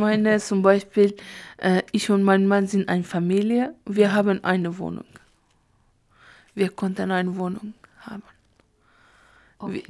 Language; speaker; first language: German; non-native, learner; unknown